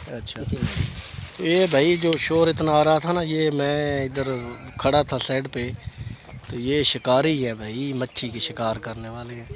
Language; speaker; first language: Urdu; non-native, local second language; Punjabi